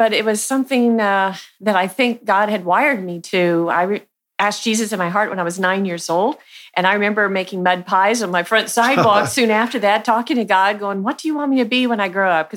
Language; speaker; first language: English; native; English